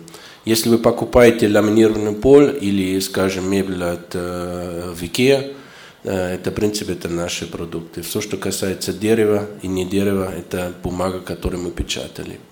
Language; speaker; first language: Russian; non-native, fluent; German